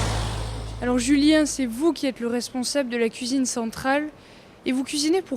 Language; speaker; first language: French; native; French